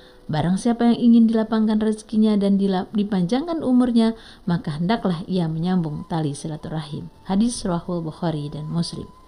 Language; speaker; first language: Indonesian; native; Indonesian